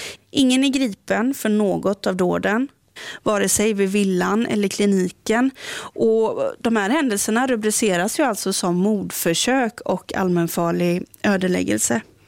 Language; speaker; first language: Swedish; native; Swedish